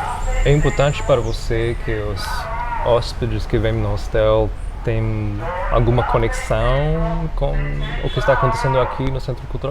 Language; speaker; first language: Portuguese; non-native, fluent; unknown